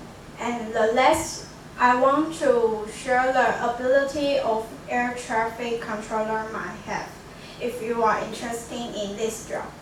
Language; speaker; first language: English; non-native, learner; Chinese